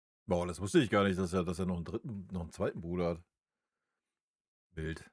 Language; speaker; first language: German; native; German